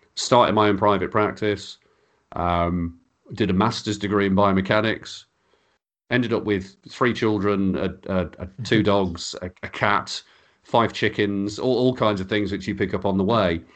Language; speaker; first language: English; native; English